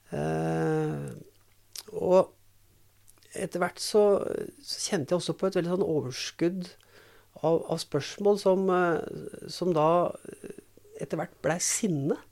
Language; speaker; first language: Norwegian; native; Norwegian